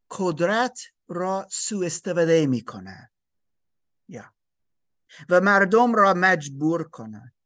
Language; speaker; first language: Persian; non-native, learner; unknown